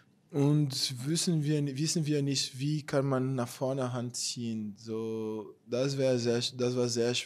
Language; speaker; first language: German; non-native, fluent; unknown